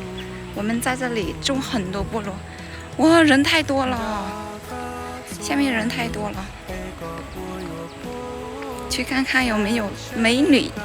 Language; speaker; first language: Chinese; non-native, learner; Vietnamese